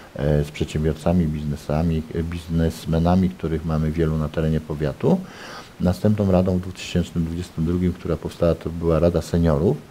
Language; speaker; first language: Polish; native; Polish